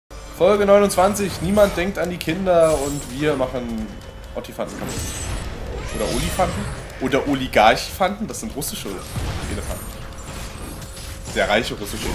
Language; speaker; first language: German; native; German